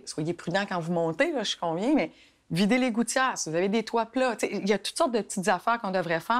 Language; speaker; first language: French; native; French